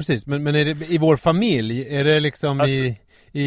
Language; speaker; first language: Swedish; native; Swedish